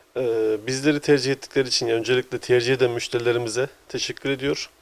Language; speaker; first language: Turkish; native; Turkish